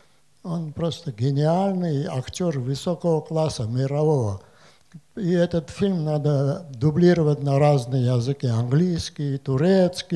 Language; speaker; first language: Russian; non-native, local second language; Armenian